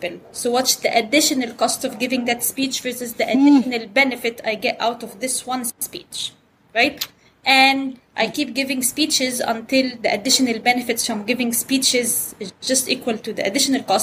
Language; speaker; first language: English; non-native, fluent; Arabic